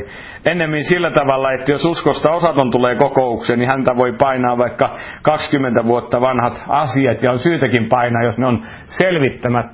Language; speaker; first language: Finnish; native; Finnish